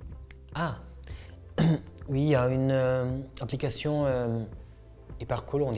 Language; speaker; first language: French; non-native, fluent; Uyghur